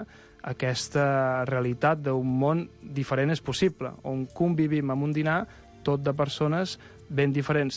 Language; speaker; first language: Catalan; native; Catalan